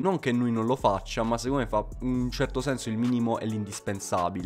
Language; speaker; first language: Italian; native; Italian